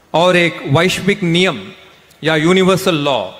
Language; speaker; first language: Hindi; non-native, local second language; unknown